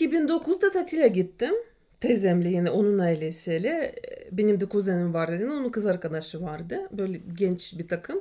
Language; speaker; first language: Turkish; non-native, fluent; Russian